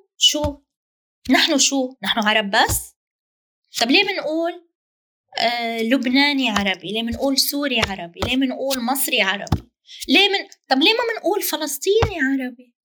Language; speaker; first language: Arabic; native; Arabic